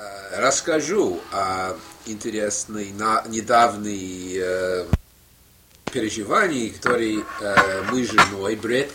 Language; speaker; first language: Russian; non-native, fluent; English